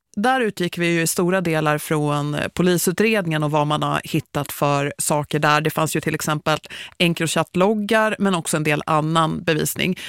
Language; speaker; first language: Swedish; native; Swedish